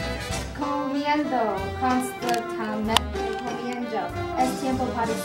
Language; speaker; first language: Spanish; non-native, learner; English